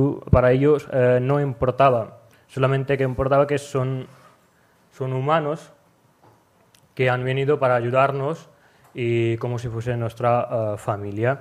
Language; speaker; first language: Spanish; non-native, learner; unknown